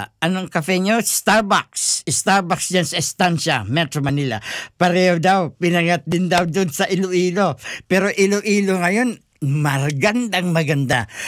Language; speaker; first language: Filipino; non-native, local second language; Bikol